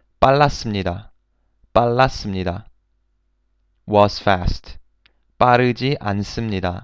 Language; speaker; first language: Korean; non-native, fluent; English